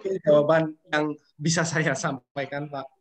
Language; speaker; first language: Indonesian; native; Indonesian